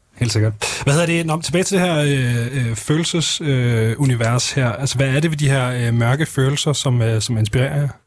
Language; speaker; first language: Danish; native; Danish